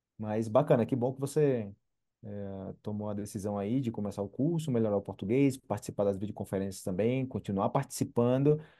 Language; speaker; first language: Portuguese; native; Portuguese